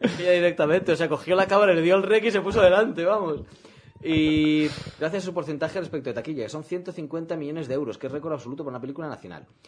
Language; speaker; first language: Spanish; native; Spanish